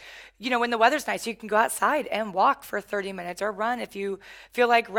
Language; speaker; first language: English; native; English